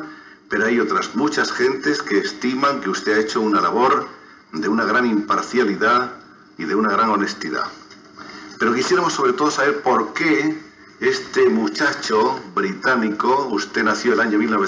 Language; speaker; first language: Spanish; native; Spanish